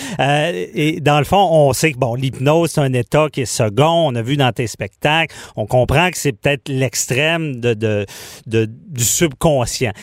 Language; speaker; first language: French; native; French